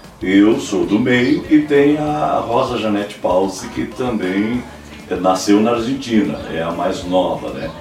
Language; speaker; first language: Portuguese; early bilingual, heritage; Portuguese